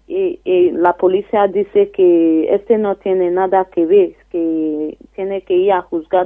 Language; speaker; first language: Spanish; non-native, learner; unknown